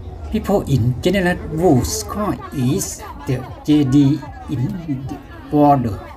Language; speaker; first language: English; non-native, learner; Thai